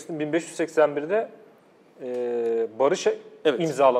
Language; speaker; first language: Turkish; native; Turkish